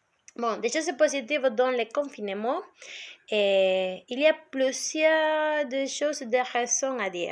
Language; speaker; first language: French; non-native, learner; Spanish